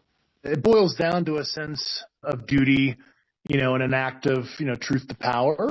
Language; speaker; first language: English; native; English